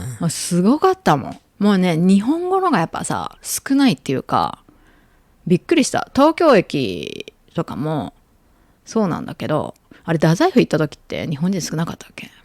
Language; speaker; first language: Japanese; native; Japanese